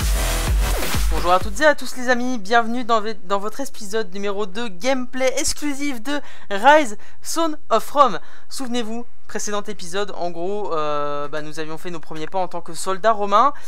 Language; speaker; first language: French; native; French